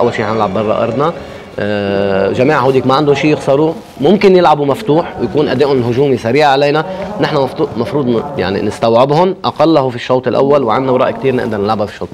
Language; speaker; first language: Arabic; native; Arabic